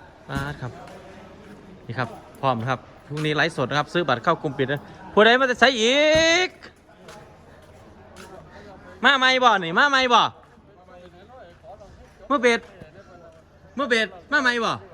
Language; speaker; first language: Thai; non-native, local second language; Northeastern Thai